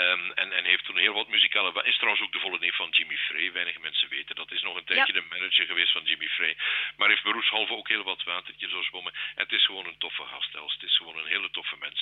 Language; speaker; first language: Dutch; native; Dutch